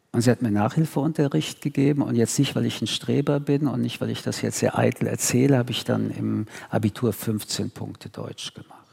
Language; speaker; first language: German; early bilingual, other home language; French